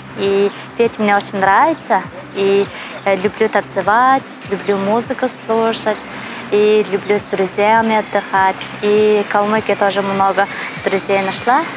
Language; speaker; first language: Russian; non-native, fluent; Mongolian